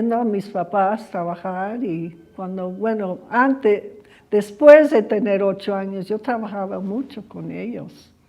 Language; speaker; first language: Spanish; early bilingual, other home language; English